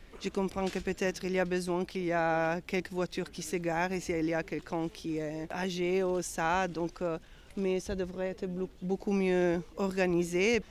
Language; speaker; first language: French; non-native, fluent; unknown